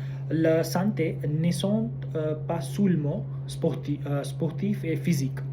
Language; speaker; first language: French; non-native, learner; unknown